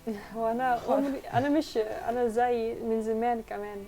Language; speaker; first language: Arabic; non-native, learner; Dutch